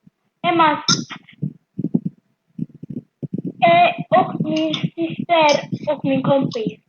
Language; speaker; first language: Swedish; early bilingual, other home language; French